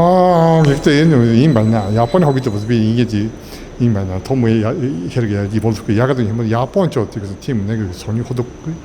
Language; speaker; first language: Mongolian; non-native, fluent; Japanese